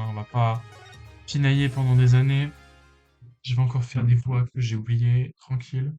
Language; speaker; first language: French; native; French